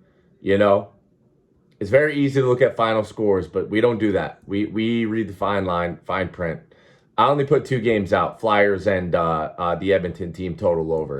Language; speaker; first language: English; native; English